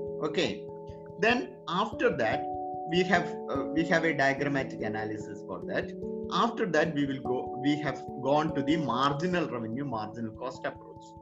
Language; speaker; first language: English; non-native, local second language; Malayalam